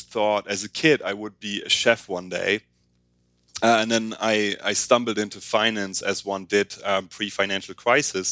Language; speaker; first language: English; non-native, fluent; German